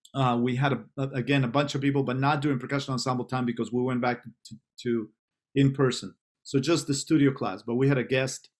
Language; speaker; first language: English; non-native, fluent; Spanish